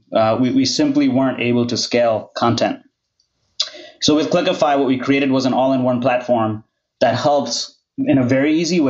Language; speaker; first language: English; non-native, local second language; Gujarati